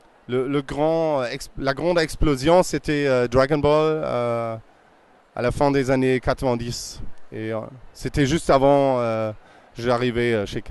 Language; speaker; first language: French; non-native, fluent; German